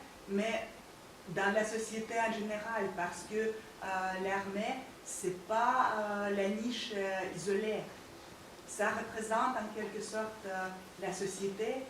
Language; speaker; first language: French; non-native, fluent; Russian